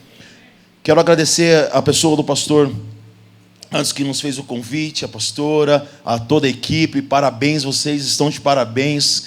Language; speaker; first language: Portuguese; native; Portuguese